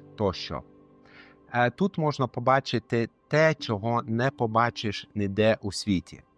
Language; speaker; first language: Ukrainian; non-native, fluent; Lithuanian